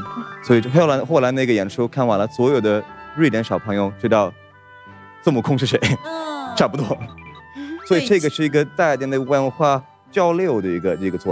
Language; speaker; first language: Chinese; non-native, fluent; Swedish